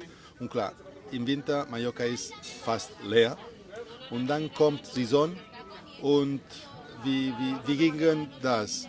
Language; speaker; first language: German; non-native, learner; Spanish